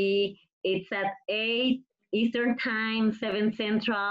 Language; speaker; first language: English; non-native, fluent; Spanish